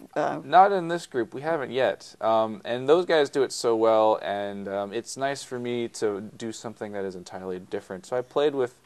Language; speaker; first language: English; native; English